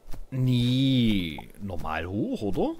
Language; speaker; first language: German; native; German